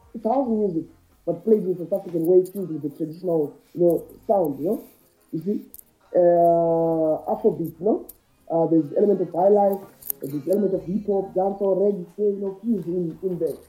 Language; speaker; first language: English; non-native, local second language; Shona